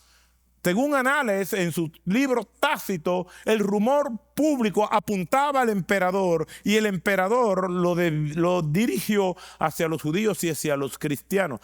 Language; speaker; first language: Spanish; native; Spanish